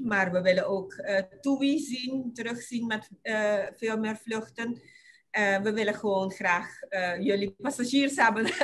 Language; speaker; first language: Dutch; non-native, local second language; Papiamento